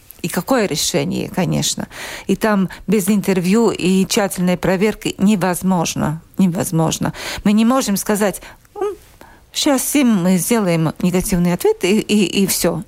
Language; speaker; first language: Russian; non-native, local second language; Latvian